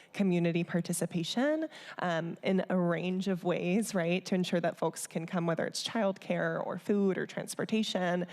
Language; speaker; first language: English; native; English